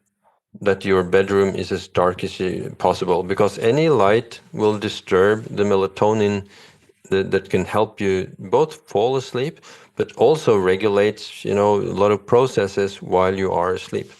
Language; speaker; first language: English; non-native, fluent; Norwegian